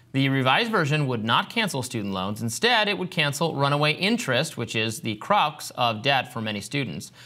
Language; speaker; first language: English; native; English